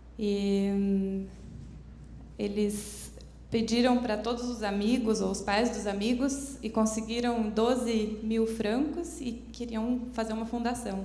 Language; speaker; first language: Portuguese; native; Portuguese